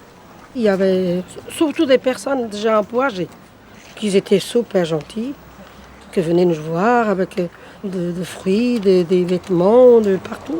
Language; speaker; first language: French; non-native, learner; Portuguese